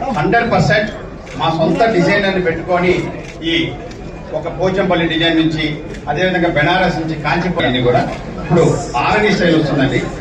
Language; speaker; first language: Telugu; native; Telugu